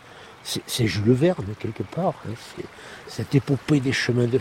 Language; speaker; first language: French; native; French